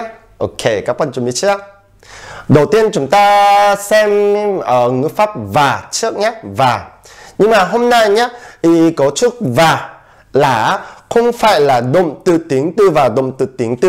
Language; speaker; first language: Vietnamese; non-native, fluent; Korean